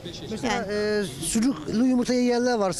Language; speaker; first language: Turkish; native; Turkish